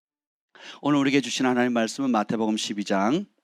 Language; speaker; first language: Korean; native; Korean